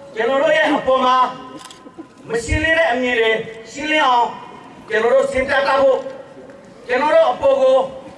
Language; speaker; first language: Burmese; non-native, local second language; S'gaw Karen